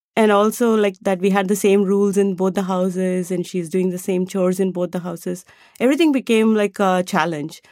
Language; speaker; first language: English; non-native, local second language; Tamil